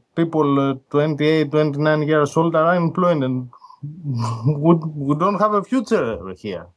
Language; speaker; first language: English; non-native, fluent; Greek